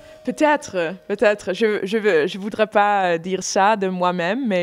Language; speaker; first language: French; non-native, fluent; Dutch